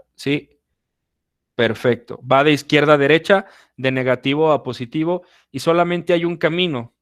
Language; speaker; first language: Spanish; native; Spanish